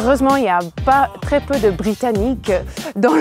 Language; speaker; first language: French; non-native, fluent; English